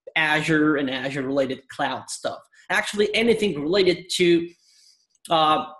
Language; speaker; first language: English; non-native, fluent; Turkish